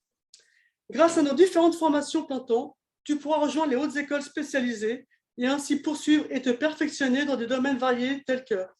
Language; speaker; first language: French; native; French